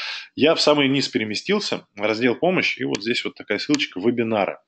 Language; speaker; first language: Russian; native; Russian